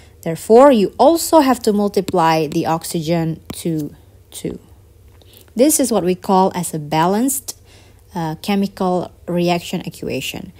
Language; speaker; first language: English; non-native, fluent; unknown